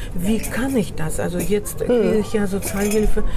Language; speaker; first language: German; non-native, fluent; Russian